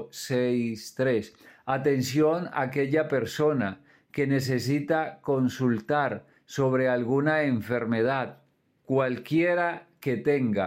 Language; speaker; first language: Spanish; native; Spanish